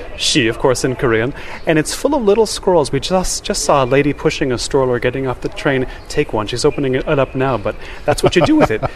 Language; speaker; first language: English; native; English